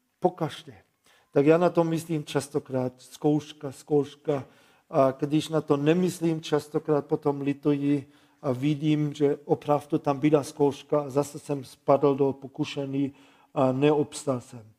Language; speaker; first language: Czech; non-native, fluent; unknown